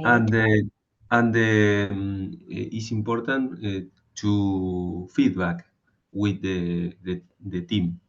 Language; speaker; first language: English; non-native, learner; Spanish